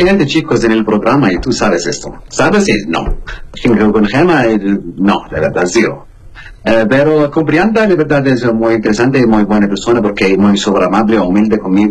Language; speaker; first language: Spanish; non-native, learner; Arabic